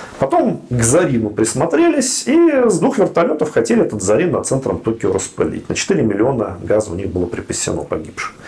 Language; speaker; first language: Russian; native; Russian